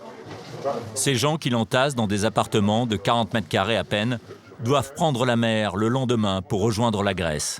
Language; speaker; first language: French; native; French